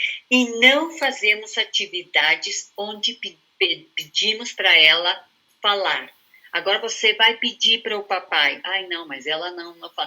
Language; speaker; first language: Portuguese; non-native, fluent; Spanish